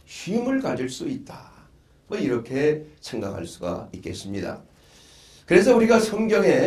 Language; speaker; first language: Korean; native; Korean